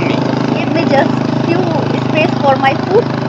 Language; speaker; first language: English; non-native, learner; Hindi